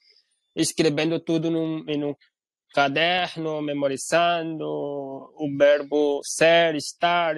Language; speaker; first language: Portuguese; non-native, fluent; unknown